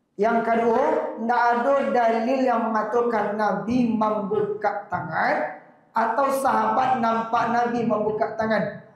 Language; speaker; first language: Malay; non-native, local second language; Minangkabau